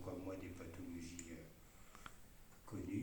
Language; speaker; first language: French; native; French